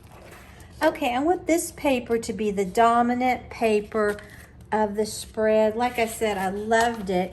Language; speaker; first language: English; native; English